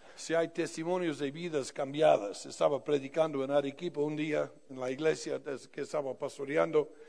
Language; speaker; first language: Spanish; non-native, fluent; English